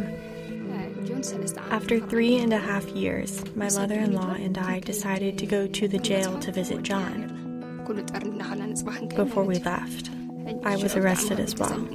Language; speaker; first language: English; non-native, fluent; Arabic